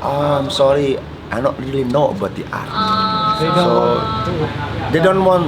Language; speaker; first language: English; non-native, learner; Indonesian